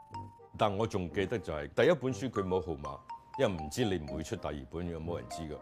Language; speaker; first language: Chinese; native; Chinese